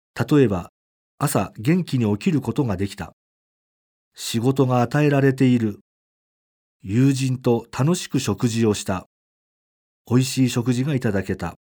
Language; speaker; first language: Japanese; native; Japanese